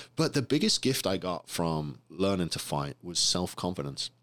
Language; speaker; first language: English; native; English